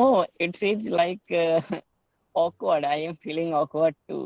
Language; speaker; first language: English; non-native, learner; Hindi